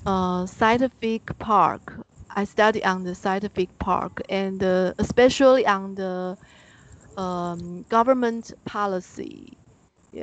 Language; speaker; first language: English; non-native, learner; Chinese